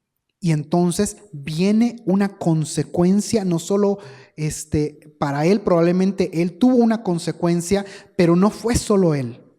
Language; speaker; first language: Spanish; native; Spanish